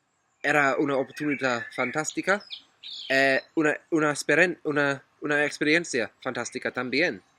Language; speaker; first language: Italian; non-native, learner; English